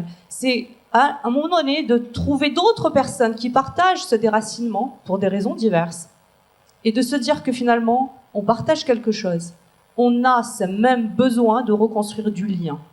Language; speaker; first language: French; native; French